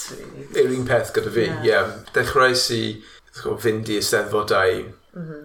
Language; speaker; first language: Welsh; non-native, local second language; English